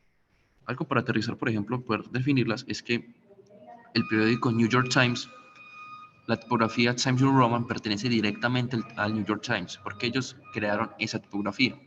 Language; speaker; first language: Spanish; native; Spanish